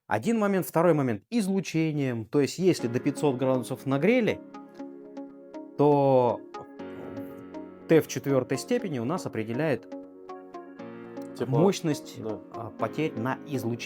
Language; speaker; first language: Russian; native; Russian